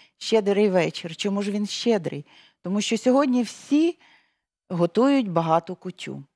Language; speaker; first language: Ukrainian; native; Ukrainian